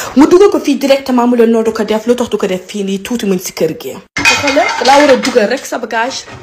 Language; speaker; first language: Wolof; early bilingual, heritage; Wolof